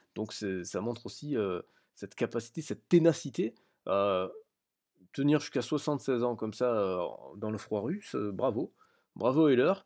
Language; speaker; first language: French; native; French